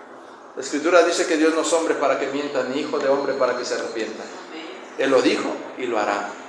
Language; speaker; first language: Spanish; native; Spanish